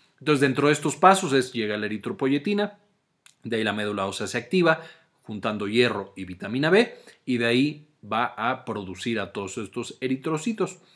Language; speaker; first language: Spanish; native; Spanish